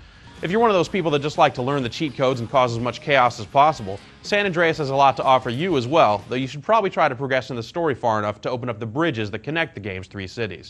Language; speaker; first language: English; native; English